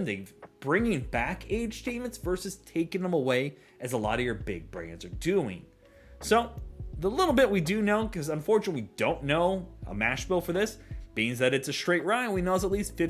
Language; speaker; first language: English; native; English